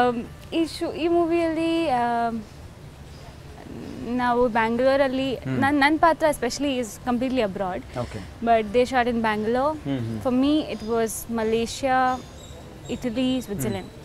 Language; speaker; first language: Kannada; non-native, learner; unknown